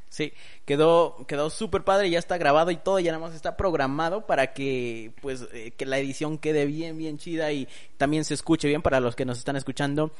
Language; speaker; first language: Spanish; early bilingual, heritage; Spanish